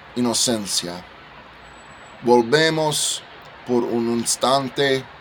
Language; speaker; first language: Spanish; non-native, learner; English